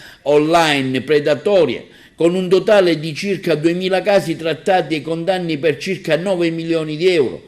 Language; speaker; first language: Italian; native; Italian